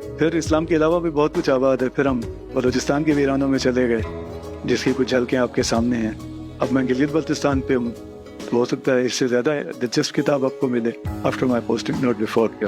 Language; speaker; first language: Urdu; non-native, local second language; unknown